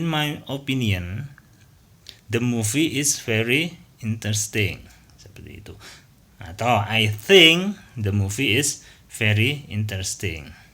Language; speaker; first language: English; non-native, fluent; Indonesian